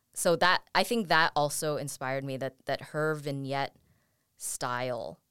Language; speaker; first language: English; native; English